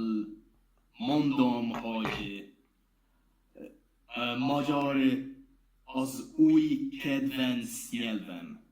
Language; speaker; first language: Hungarian; non-native, learner; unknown